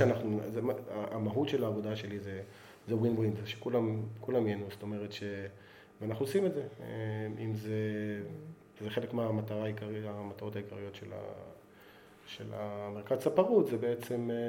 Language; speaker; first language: Hebrew; native; Hebrew